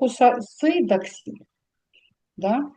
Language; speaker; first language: Estonian; non-native, learner; Russian